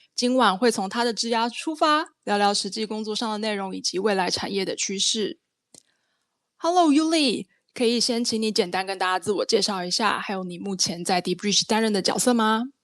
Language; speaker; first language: Chinese; native; Chinese